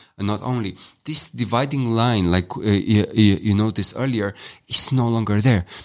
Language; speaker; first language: English; non-native, fluent; Romanian